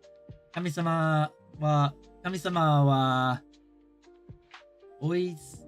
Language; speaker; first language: Japanese; non-native, learner; English